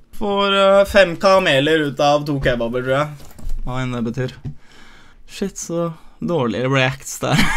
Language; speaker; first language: Norwegian; early bilingual, other home language; Albanian